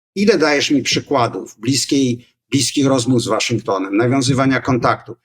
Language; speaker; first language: Polish; native; Polish